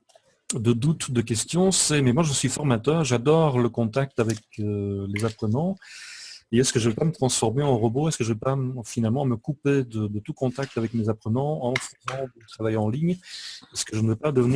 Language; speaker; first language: French; native; French